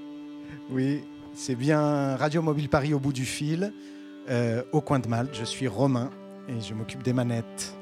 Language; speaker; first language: French; native; French